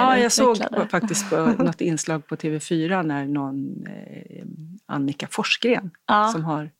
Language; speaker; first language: Swedish; native; Swedish